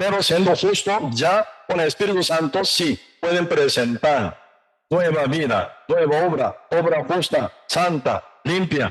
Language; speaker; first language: Spanish; non-native, learner; Korean